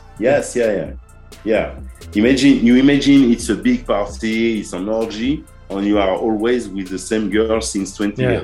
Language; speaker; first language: English; non-native, learner; French